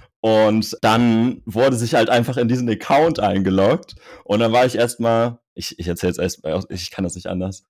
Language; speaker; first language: German; native; German